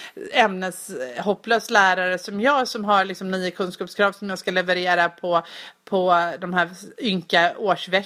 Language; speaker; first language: Swedish; native; Swedish